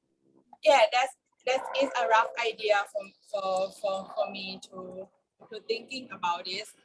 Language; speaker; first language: English; non-native, learner; Thai